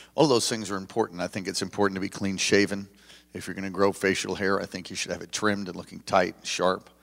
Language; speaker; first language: English; native; English